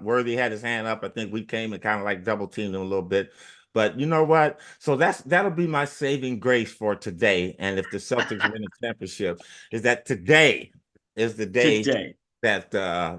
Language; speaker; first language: English; native; English